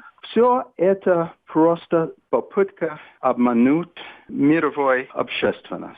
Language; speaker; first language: Russian; non-native, fluent; English